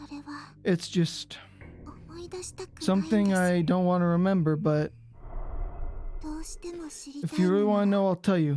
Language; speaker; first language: English; native; English